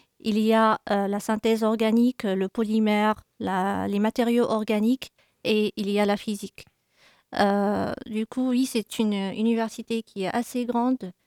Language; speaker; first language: French; non-native, local second language; Arabic